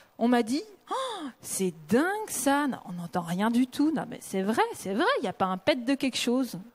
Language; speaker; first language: French; early bilingual, other home language; Russian